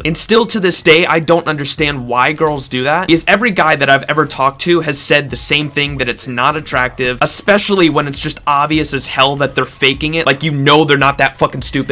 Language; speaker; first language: English; native; English